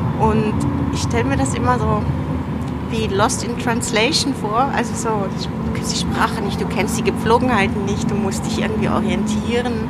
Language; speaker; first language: German; early bilingual, other home language; Turoyo